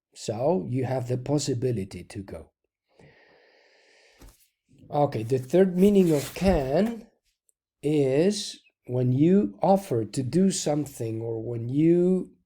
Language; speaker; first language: English; non-native, fluent; Spanish